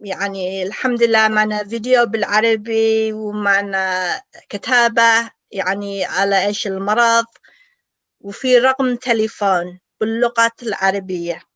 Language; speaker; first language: Arabic; early bilingual, heritage; English